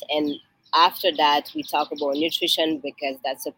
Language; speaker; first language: English; non-native, learner; French